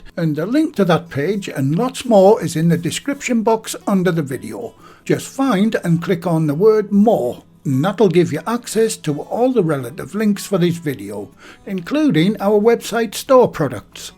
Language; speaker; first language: English; native; English